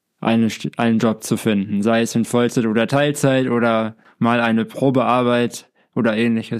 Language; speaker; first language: German; native; German